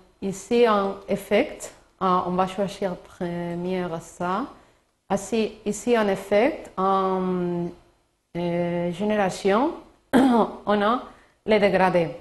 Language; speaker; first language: French; non-native, learner; Spanish